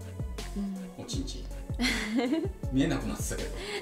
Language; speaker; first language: Japanese; native; Japanese